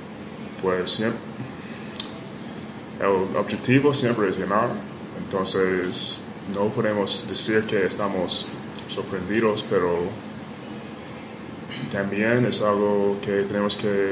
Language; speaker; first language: Spanish; non-native, fluent; English